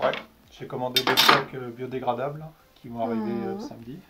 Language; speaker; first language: French; native; French